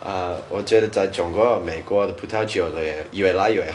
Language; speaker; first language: Chinese; non-native, fluent; English